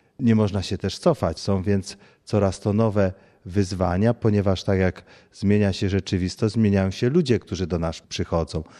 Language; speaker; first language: Polish; native; Polish